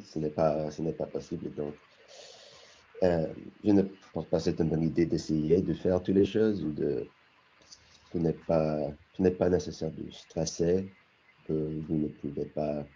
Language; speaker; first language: French; non-native, learner; English